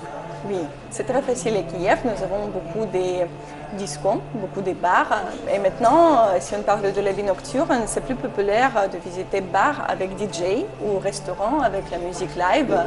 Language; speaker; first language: French; non-native, fluent; Ukrainian